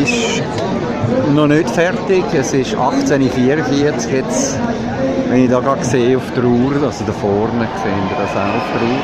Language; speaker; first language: German; native; German